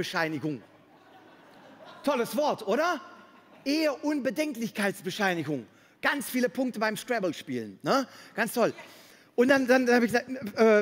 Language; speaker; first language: German; non-native, fluent; Dutch